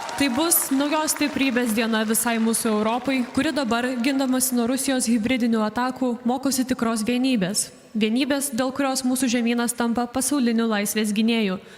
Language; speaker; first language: Lithuanian; native; Lithuanian